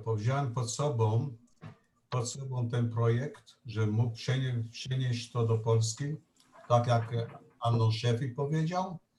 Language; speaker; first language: Polish; non-native, learner; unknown